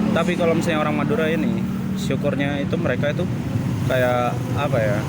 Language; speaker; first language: Indonesian; non-native, local second language; Madurese